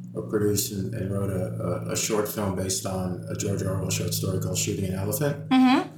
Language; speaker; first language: English; native; English